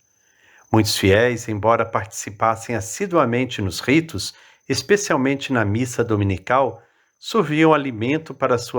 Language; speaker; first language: Portuguese; native; Portuguese